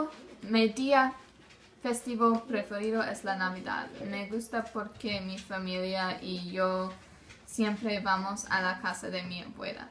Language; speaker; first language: Spanish; non-native, learner; English